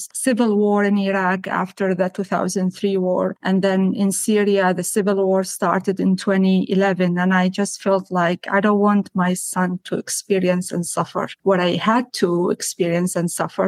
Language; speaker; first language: English; non-native, fluent; Arabic